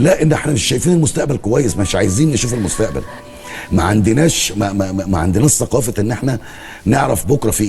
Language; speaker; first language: Arabic; native; Arabic